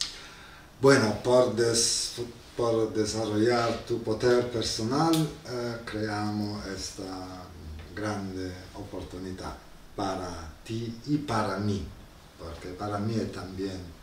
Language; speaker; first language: Spanish; non-native, learner; Italian